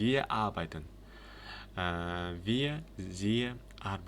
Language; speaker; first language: German; non-native, learner; Uzbek